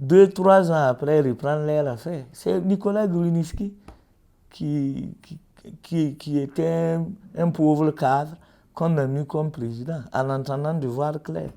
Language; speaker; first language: French; native; French